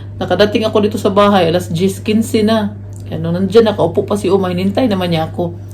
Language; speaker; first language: Filipino; non-native, local second language; Cebuano